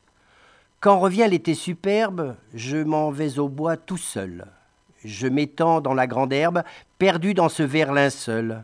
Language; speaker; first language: French; native; French